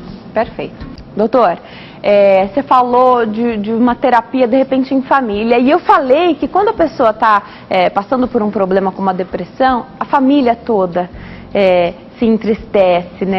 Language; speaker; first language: Portuguese; native; Portuguese